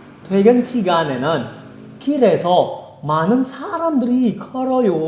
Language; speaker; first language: Korean; non-native, fluent; Indonesian